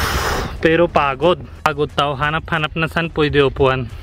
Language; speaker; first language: Filipino; non-native, learner; Punjabi